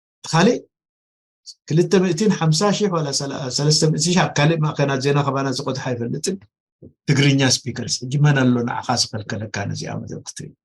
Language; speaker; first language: Tigrinya; non-native, local second language; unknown